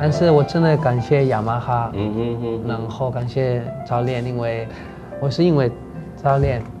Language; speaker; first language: Chinese; non-native, fluent; Spanish